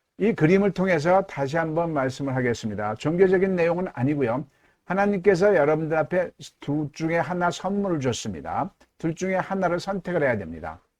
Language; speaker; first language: Korean; native; Korean